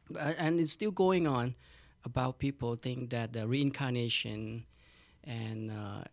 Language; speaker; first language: English; non-native, learner; Thai